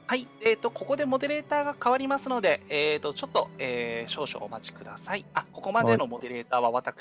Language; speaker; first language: Japanese; native; Japanese